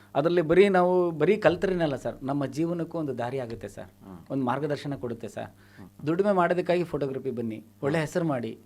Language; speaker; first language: Kannada; non-native, local second language; Telugu